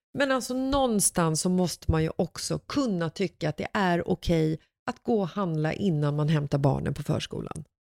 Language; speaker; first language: Swedish; native; Swedish